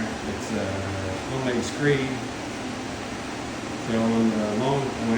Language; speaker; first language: English; native; English